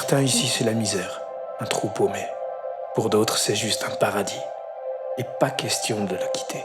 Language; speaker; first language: French; native; French